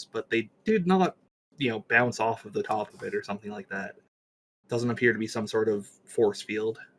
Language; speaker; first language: English; native; English